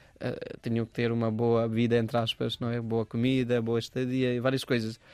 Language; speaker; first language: Portuguese; non-native, fluent; Hindi